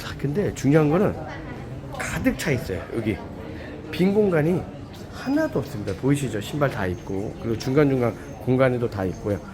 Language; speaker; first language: Korean; native; Korean